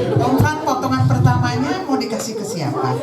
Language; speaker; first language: Indonesian; native; Indonesian